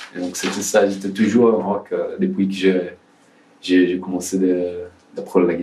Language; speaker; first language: French; non-native, learner; Portuguese